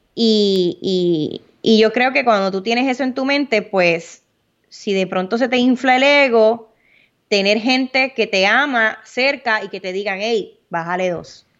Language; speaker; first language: Spanish; early bilingual, heritage; Spanish